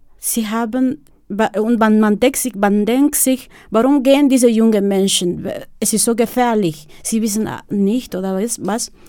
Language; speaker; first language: German; non-native, fluent; Spanish